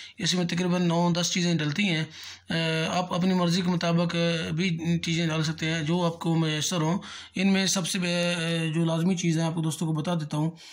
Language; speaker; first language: Urdu; non-native, local second language; Punjabi